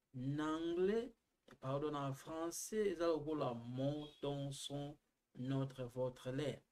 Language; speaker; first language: French; non-native, local second language; Lingala